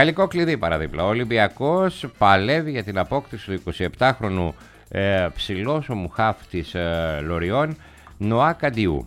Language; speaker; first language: Greek; native; Greek